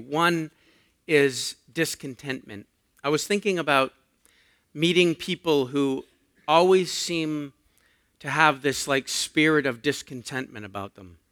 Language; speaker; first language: English; native; English